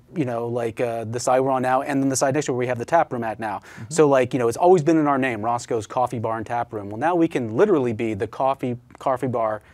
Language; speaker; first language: English; native; English